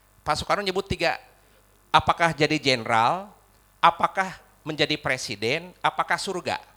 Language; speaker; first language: Indonesian; non-native, local second language; Sundanese